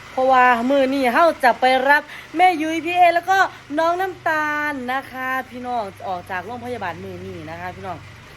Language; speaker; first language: Thai; native; Thai